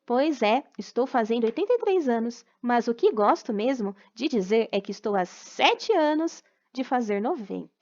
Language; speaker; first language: Portuguese; native; Portuguese